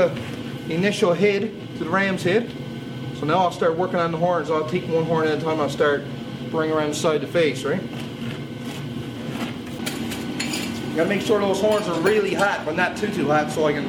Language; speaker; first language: English; native; English